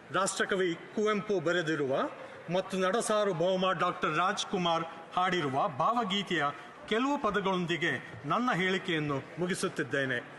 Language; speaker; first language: Kannada; native; Kannada